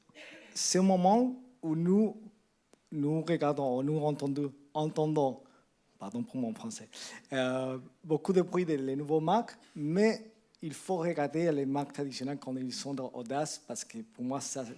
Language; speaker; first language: French; non-native, learner; Spanish